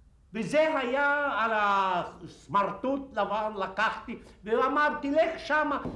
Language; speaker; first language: Hebrew; non-native, fluent; Polish